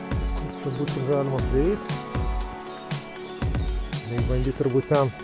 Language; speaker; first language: Lithuanian; native; Lithuanian